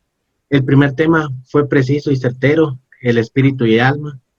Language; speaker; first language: Spanish; native; Spanish